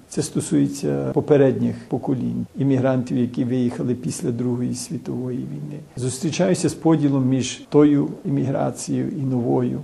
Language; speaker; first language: Ukrainian; early bilingual, heritage; Ukrainian